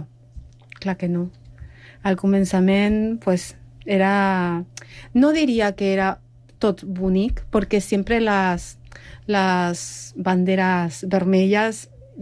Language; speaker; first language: Catalan; non-native, fluent; Spanish